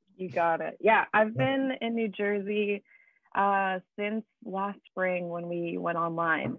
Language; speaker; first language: English; native; English